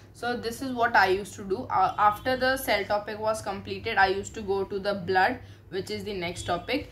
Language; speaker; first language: English; non-native, local second language; Hindi